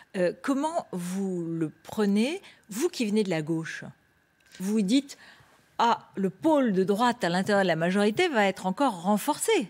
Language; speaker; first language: French; native; French